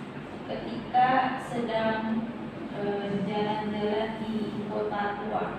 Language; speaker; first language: Indonesian; non-native, learner; Arabic